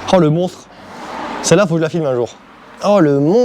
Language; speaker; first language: French; native; French